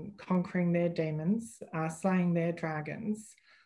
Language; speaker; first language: English; native; English